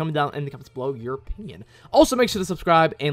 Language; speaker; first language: English; native; English